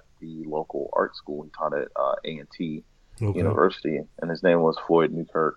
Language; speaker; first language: English; native; English